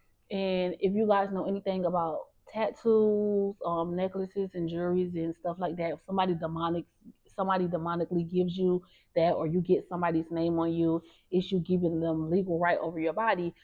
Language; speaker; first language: English; native; English